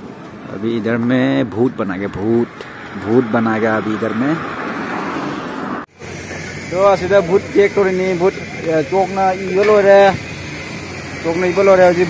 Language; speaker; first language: Hindi; non-native, local second language; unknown